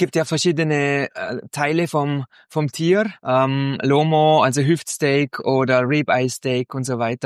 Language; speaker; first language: German; native; German